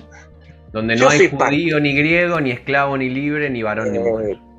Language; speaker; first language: Spanish; native; Spanish